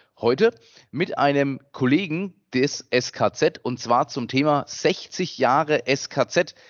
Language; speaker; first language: German; native; German